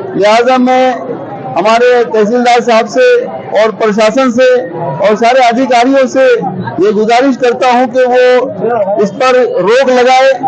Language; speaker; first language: Urdu; native; Urdu